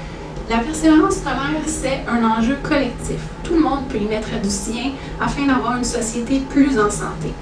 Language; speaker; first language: French; native; French